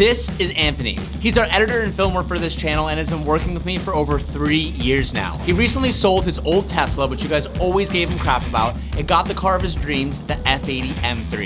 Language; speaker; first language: English; native; English